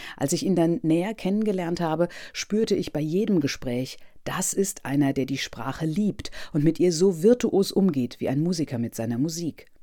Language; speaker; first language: German; native; German